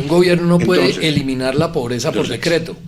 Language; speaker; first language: Spanish; native; Spanish